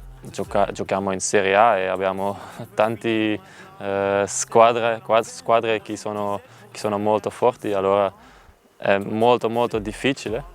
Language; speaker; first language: Italian; non-native, learner; Dutch